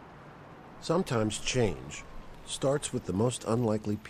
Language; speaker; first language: English; native; English